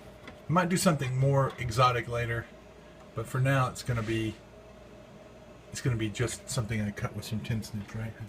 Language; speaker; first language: English; native; English